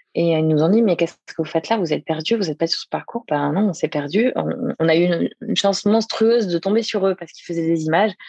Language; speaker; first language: French; native; French